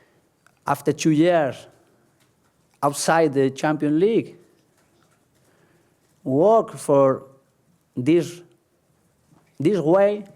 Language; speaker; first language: English; non-native, learner; Spanish